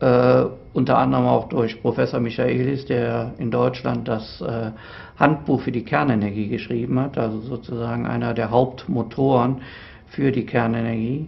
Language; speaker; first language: German; native; German